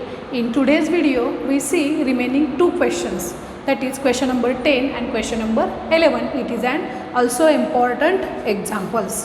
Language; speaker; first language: English; non-native, local second language; Marathi